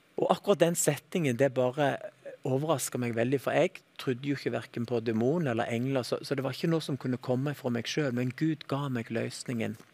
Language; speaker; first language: Norwegian; native; Norwegian